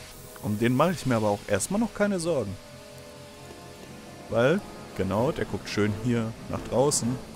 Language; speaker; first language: German; native; German